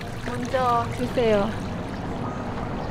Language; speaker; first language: Korean; non-native, learner; Thai